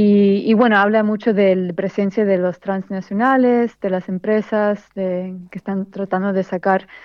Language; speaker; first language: Spanish; early bilingual, heritage; Spanish